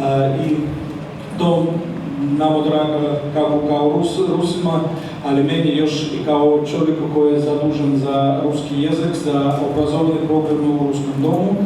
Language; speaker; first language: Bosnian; non-native, fluent; Russian